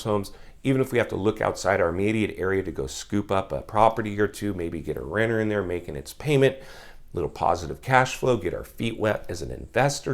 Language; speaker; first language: English; native; English